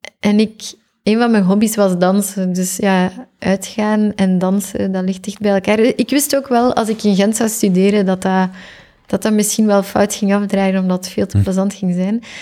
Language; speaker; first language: Dutch; native; Dutch